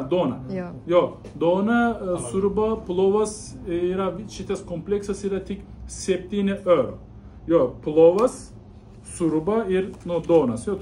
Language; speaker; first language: Lithuanian; non-native, learner; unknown